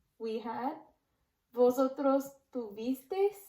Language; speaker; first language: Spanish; non-native, learner; English